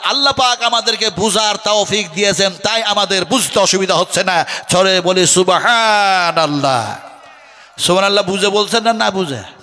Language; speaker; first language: Bangla; non-native, local second language; Urdu